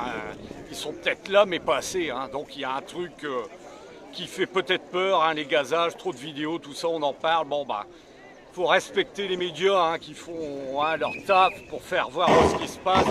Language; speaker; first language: French; native; French